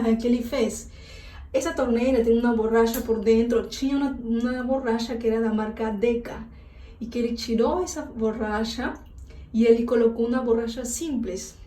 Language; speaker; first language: Portuguese; non-native, learner; Spanish